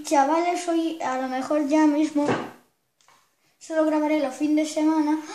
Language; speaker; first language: Spanish; native; Spanish